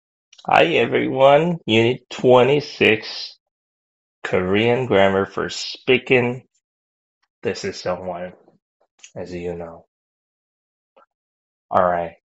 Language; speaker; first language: English; non-native, fluent; Korean